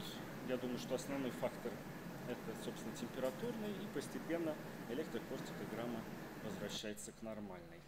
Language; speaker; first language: Russian; native; Russian